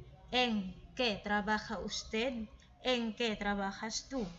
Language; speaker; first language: Spanish; non-native, fluent; Filipino